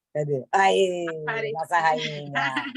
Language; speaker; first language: Portuguese; native; Portuguese